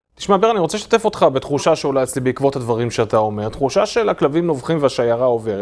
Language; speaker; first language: Hebrew; native; Hebrew